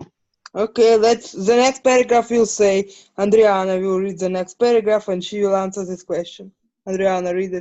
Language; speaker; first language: English; non-native, learner; Ukrainian